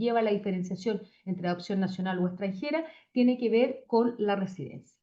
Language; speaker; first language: Spanish; native; Spanish